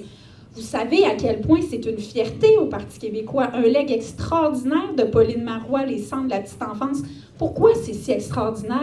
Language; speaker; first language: French; native; French